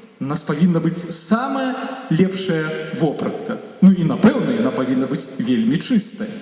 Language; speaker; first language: Belarusian; native; Belarusian